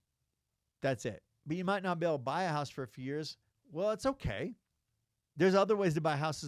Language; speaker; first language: English; native; English